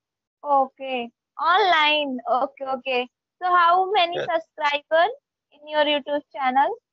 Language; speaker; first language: English; non-native, learner; Hindi